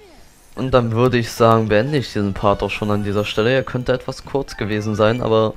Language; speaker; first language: German; native; German